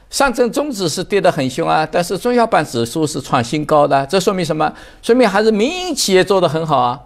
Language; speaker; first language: Chinese; native; Chinese